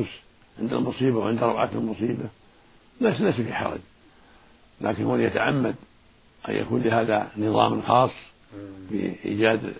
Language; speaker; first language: Arabic; native; Arabic